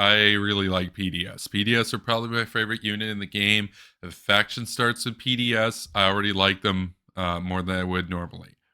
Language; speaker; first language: English; native; English